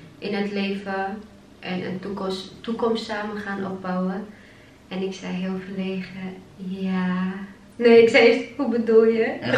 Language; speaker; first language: Dutch; early bilingual, other home language; Chechen